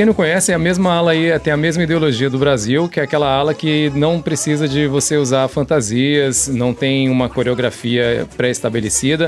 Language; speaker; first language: Portuguese; native; Portuguese